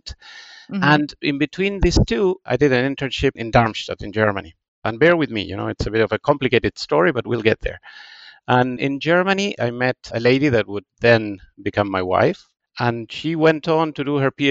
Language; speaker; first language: English; non-native, fluent; Spanish